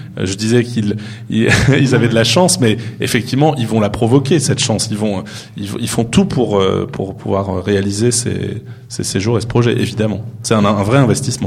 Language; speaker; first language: French; native; French